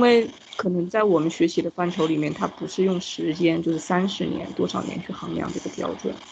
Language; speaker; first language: Chinese; native; Chinese